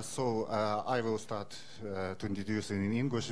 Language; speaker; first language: English; non-native, fluent; Ukrainian